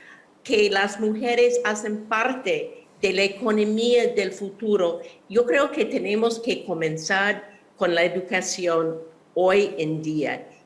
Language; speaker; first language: Spanish; non-native, fluent; English